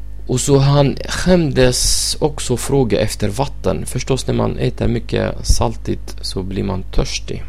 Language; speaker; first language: Swedish; non-native, fluent; Arabic